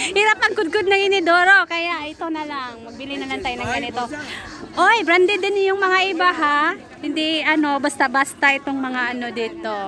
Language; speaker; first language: Filipino; non-native, local second language; Cebuano